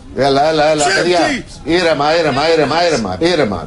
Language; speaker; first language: Greek; native; Greek